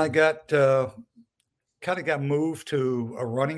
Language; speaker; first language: English; native; English